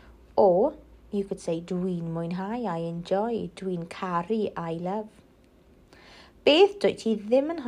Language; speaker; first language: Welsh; non-native, local second language; English